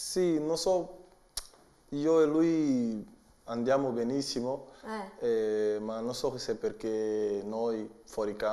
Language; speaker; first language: Italian; non-native, learner; Portuguese